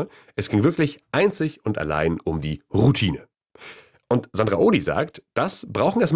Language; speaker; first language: German; native; German